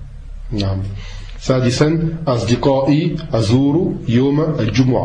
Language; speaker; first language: Arabic; non-native, fluent; French